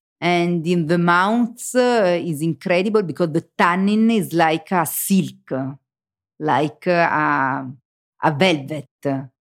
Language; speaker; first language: English; non-native, learner; Italian